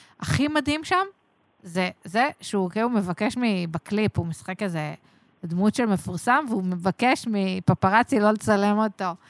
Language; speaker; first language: Hebrew; native; Hebrew